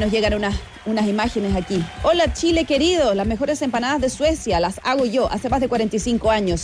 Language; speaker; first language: Spanish; native; Spanish